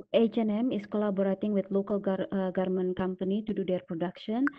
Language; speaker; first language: English; non-native, fluent; Indonesian